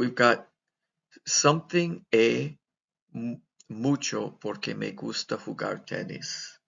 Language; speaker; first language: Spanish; non-native, fluent; English